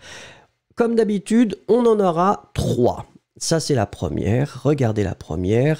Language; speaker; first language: French; native; French